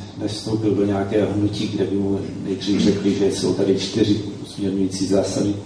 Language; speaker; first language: Czech; native; Czech